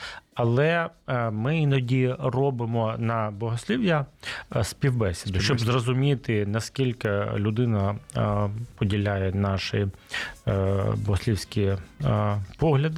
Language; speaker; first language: Ukrainian; non-native, local second language; Russian